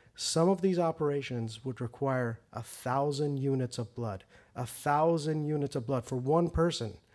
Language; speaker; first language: English; early bilingual, other home language; Persian